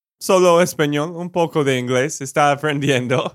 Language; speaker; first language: Spanish; non-native, fluent; English